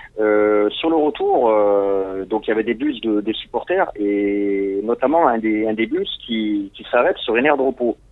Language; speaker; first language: French; non-native, local second language; Arabic